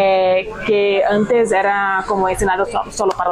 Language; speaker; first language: Spanish; non-native, fluent; Portuguese